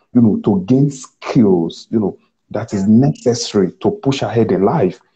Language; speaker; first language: English; non-native, local second language; Yoruba